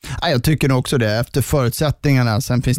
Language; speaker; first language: Swedish; native; Swedish